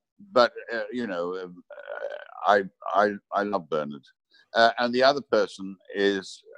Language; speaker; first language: English; native; English